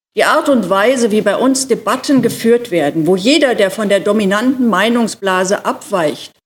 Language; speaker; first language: German; native; German